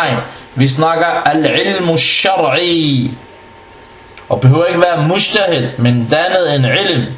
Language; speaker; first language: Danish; non-native, fluent; Arabic